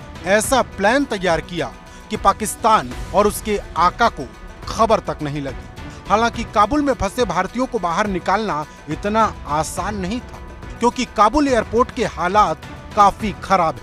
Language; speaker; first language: Hindi; native; Hindi